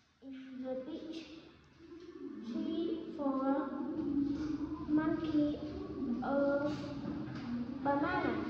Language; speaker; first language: English; non-native, learner; Vietnamese